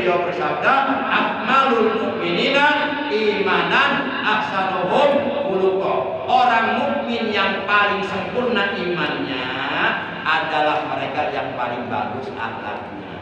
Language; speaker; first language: Indonesian; non-native, local second language; Javanese